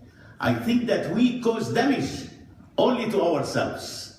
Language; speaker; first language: English; non-native, fluent; Arabic